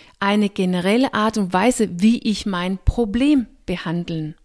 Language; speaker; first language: German; non-native, fluent; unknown